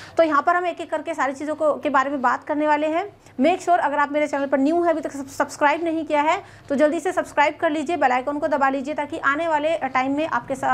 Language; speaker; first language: Hindi; native; Hindi